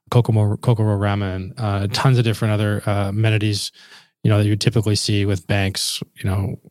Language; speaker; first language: English; native; English